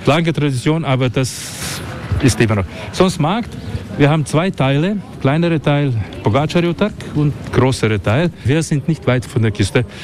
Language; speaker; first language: German; non-native, fluent; Slovenian